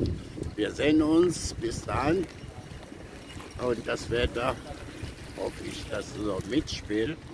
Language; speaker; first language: German; non-native, learner; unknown